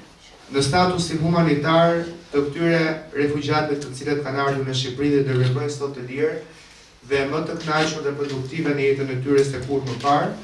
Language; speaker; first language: Albanian; native; Albanian